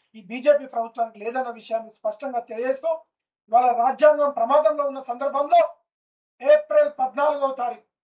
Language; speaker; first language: Telugu; native; Telugu